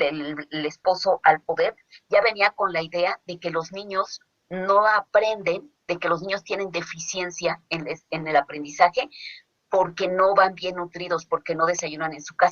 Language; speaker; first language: Spanish; native; Spanish